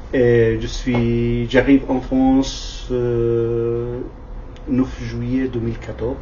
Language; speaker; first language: French; non-native, learner; Kurdish